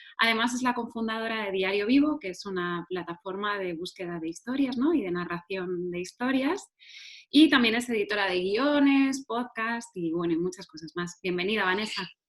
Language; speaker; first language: Spanish; native; Spanish